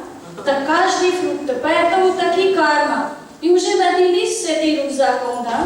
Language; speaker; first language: Russian; non-native, learner; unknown